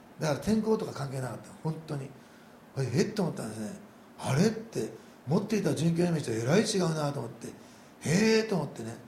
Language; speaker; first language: Japanese; native; Japanese